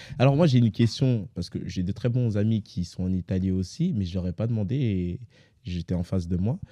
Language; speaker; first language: French; native; French